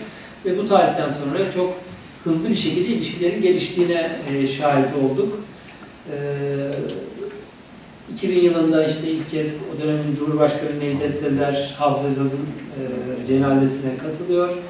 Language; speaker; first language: Turkish; native; Turkish